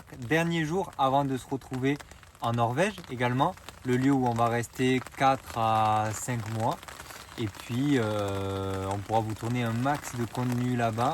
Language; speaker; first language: French; native; French